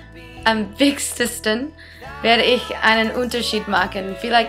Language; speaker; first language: German; non-native, learner; English